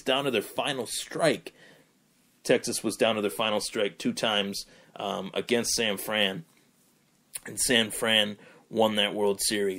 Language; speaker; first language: English; native; English